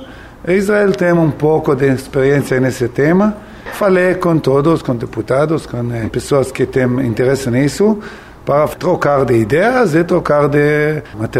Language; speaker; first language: Portuguese; non-native, learner; Hebrew